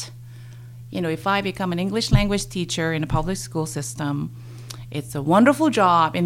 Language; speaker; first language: English; non-native, fluent; Korean